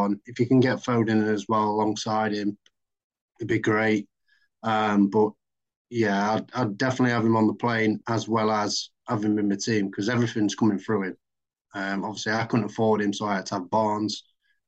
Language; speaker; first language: English; native; English